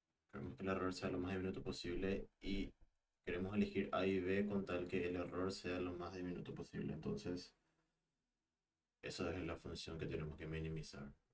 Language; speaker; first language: Spanish; native; Spanish